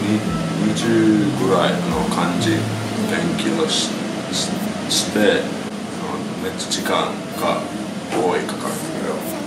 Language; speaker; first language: Japanese; non-native, learner; Finnish